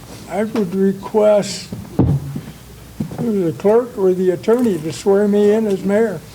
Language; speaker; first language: English; native; English